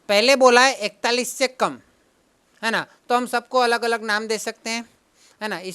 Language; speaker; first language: Hindi; non-native, local second language; Gujarati